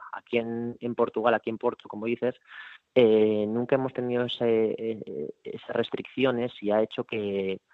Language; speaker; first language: Spanish; native; Spanish